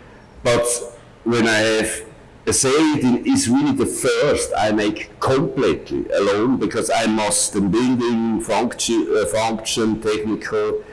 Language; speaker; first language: English; non-native, learner; German